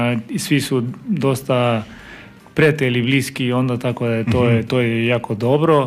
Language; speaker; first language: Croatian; non-native, learner; Spanish